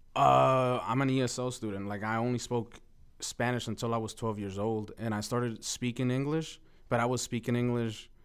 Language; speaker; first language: English; early bilingual, other home language; Spanish